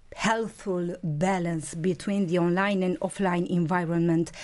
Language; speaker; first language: English; non-native, fluent; Romanian